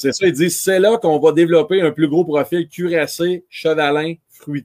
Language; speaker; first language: French; native; French